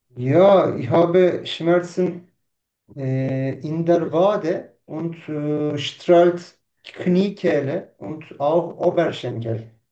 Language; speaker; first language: German; non-native, learner; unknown